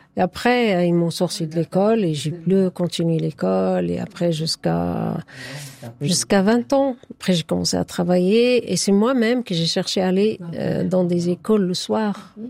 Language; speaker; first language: French; non-native, fluent; Arabic